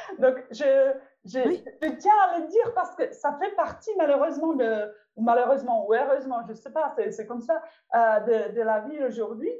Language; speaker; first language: French; non-native, fluent; Czech